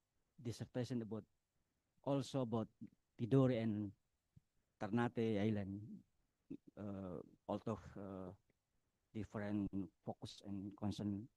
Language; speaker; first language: English; non-native, learner; Indonesian